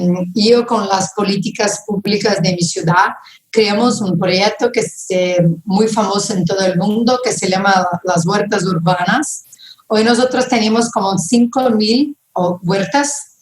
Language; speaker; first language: Spanish; non-native, fluent; Portuguese